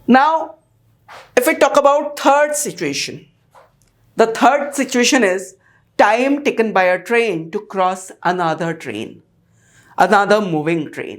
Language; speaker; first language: English; non-native, local second language; Hindi